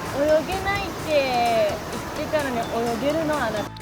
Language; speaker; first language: Japanese; native; Japanese